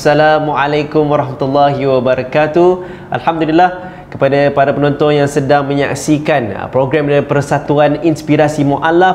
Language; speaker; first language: Malay; native; Malay